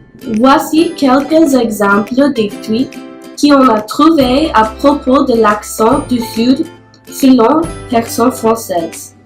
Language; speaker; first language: French; non-native, learner; English